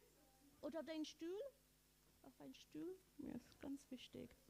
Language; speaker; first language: German; non-native, learner; English